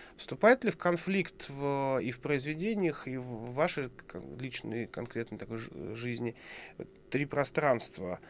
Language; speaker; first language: Russian; native; Russian